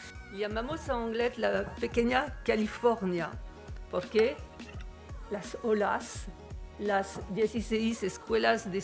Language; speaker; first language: Spanish; non-native, fluent; French